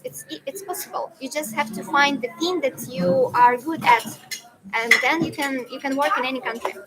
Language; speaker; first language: English; non-native, fluent; Russian